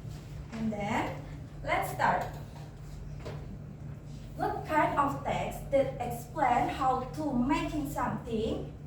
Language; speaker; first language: English; non-native, learner; Indonesian